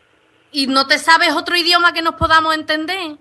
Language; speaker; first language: Spanish; native; Spanish